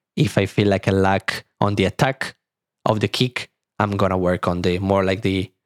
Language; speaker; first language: English; non-native, fluent; Italian